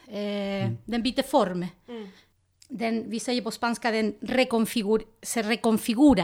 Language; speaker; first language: Swedish; non-native, fluent; Spanish